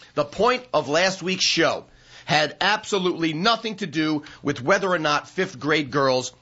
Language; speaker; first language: English; native; English